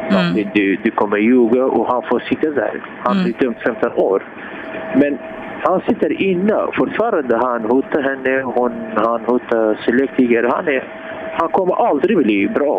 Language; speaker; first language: Swedish; non-native, fluent; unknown